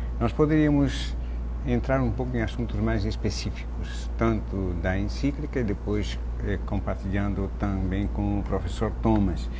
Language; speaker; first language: Portuguese; native; Portuguese